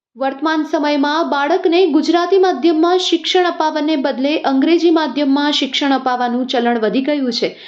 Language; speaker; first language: Gujarati; native; Gujarati